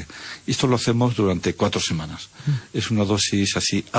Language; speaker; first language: Spanish; native; Spanish